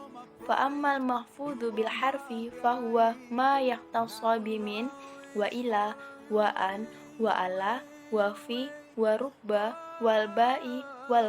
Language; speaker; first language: Arabic; non-native, learner; Indonesian